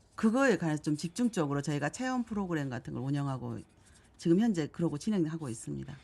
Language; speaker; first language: Korean; native; Korean